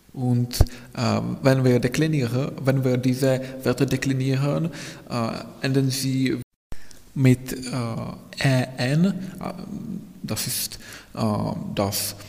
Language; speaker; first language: German; non-native, fluent; Czech